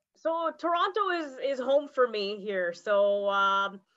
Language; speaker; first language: English; native; English